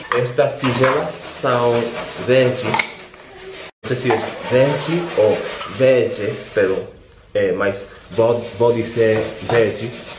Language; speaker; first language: Portuguese; non-native, learner; English